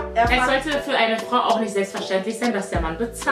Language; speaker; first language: German; native; German